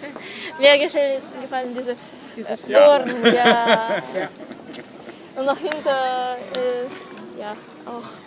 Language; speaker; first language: German; non-native, learner; Russian